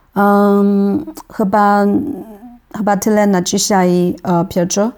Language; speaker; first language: Polish; non-native, learner; Chinese